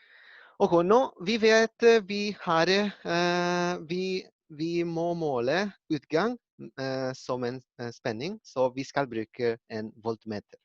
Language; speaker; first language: Norwegian; non-native, learner; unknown